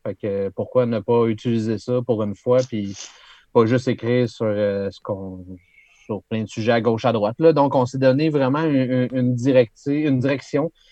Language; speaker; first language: French; native; French